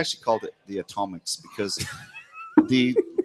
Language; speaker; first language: English; native; English